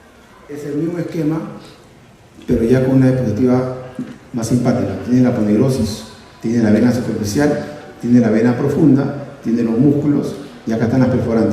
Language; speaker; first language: Spanish; native; Spanish